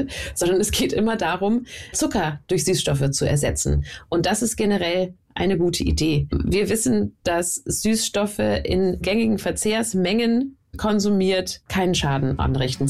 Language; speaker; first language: German; native; German